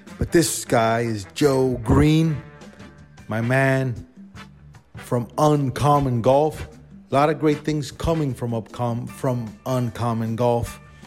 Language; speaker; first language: English; native; English